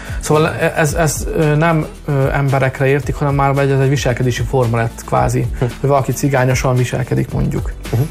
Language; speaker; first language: Hungarian; native; Hungarian